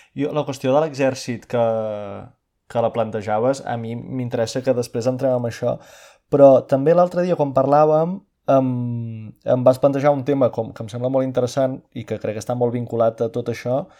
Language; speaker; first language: Catalan; non-native, fluent; Portuguese